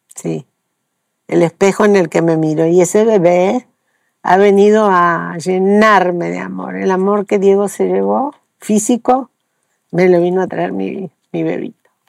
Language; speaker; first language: Spanish; native; Spanish